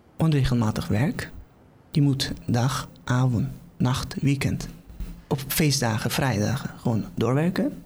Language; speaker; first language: Dutch; non-native, fluent; Persian